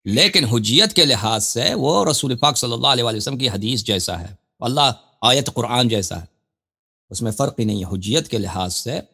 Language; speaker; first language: Urdu; non-native, fluent; Persian